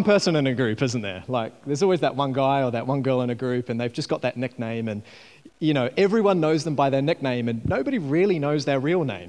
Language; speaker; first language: English; native; English